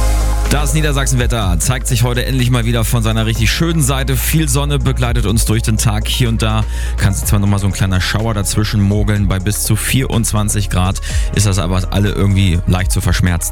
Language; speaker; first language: German; native; German